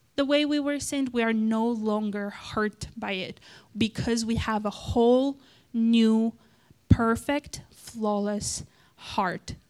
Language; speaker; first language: English; non-native, fluent; Romanian